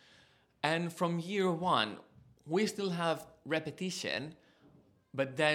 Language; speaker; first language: English; non-native, fluent; Spanish